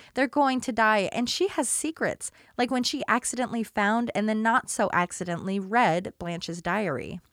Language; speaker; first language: English; native; English